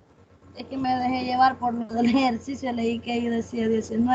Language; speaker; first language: Spanish; native; Spanish